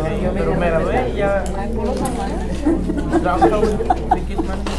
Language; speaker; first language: Spanish; non-native, local second language; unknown